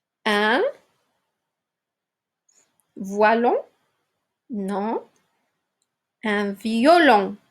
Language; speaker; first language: French; non-native, local second language; Arabic